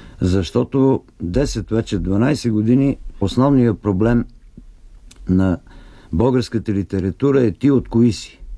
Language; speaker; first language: Bulgarian; native; Bulgarian